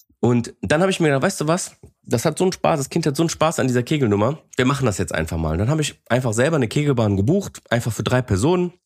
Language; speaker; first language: German; early bilingual, other home language; Greek